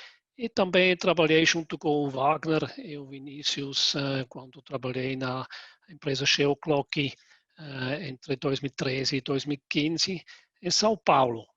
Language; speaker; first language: Portuguese; non-native, fluent; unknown